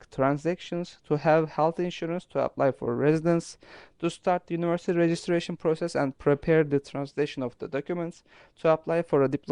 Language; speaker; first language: English; non-native, fluent; Turkish